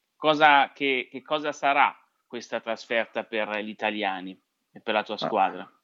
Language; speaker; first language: Italian; native; Italian